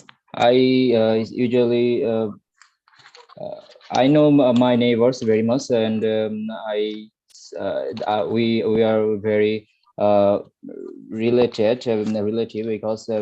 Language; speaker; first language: English; non-native, learner; Bangla